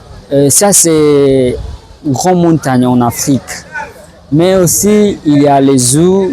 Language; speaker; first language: French; non-native, learner; Swahili